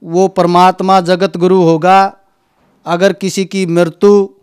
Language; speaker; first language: Hindi; native; Hindi